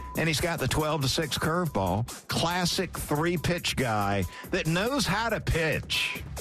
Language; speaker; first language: English; native; English